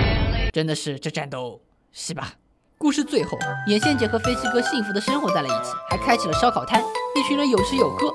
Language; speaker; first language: Chinese; native; Chinese